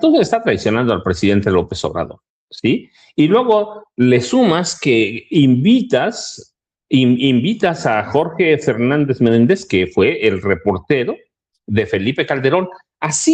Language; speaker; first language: Spanish; native; Spanish